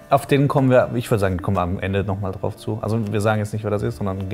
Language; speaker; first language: German; native; German